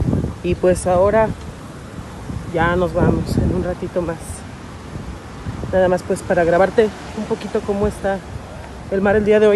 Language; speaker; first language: Spanish; native; Spanish